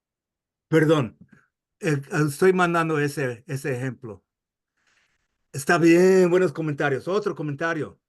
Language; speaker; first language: Spanish; non-native, fluent; English